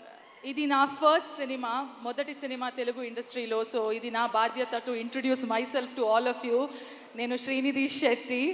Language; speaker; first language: Telugu; non-native, learner; Kannada